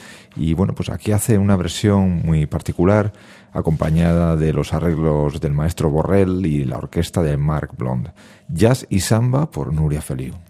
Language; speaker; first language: Spanish; native; Spanish